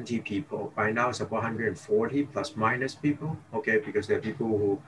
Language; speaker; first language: English; non-native, local second language; Cantonese